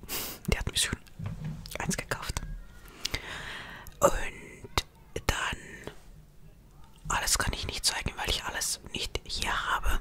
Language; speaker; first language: German; non-native, fluent; Estonian